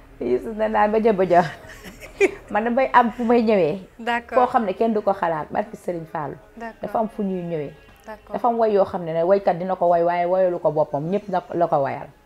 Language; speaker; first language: Wolof; non-native, local second language; Fula